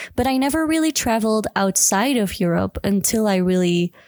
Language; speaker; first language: English; non-native, fluent; Dutch